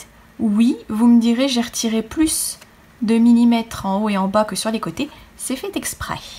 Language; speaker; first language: French; native; French